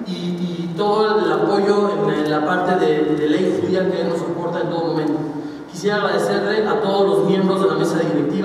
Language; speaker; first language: Spanish; native; Spanish